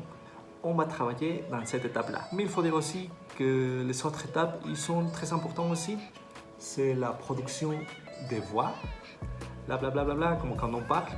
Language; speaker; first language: French; non-native, fluent; Spanish